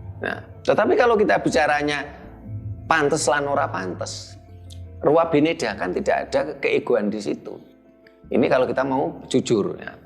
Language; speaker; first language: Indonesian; native; Indonesian